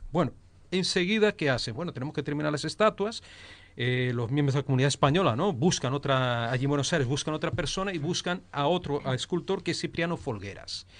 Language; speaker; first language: Spanish; early bilingual, heritage; Spanish